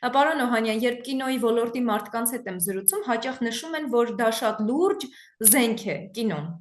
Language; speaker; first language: Armenian; native; Armenian